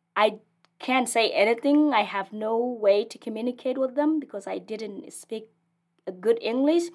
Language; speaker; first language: English; non-native, fluent; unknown